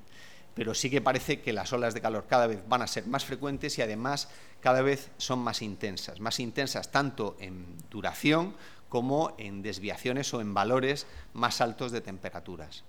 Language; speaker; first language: Spanish; native; Spanish